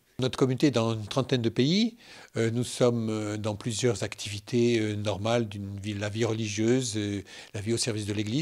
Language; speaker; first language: French; native; French